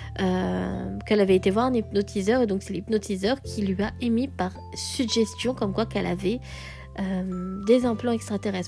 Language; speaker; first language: French; native; French